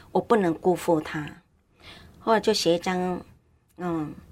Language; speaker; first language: Chinese; native; Chinese